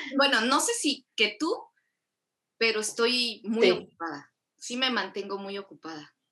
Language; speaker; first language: Spanish; early bilingual, other home language; Korean